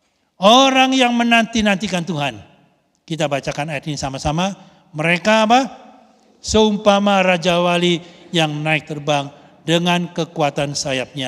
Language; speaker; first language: Indonesian; native; Indonesian